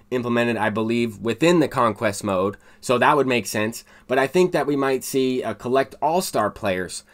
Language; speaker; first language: English; native; English